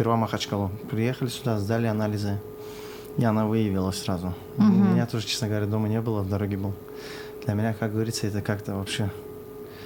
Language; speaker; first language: Russian; non-native, local second language; Azerbaijani